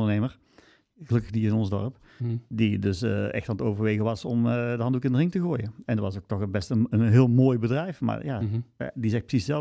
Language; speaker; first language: Dutch; native; Dutch